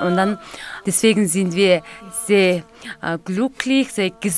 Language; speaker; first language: German; non-native, learner; Mongolian